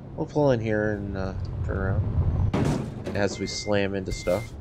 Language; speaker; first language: English; native; English